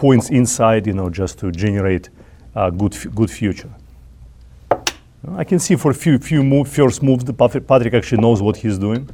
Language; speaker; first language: English; non-native, fluent; Russian